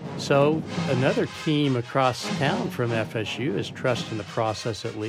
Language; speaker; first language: English; native; English